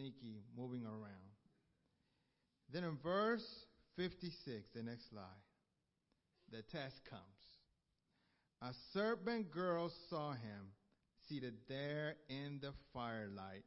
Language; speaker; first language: English; early bilingual, other home language; Spanish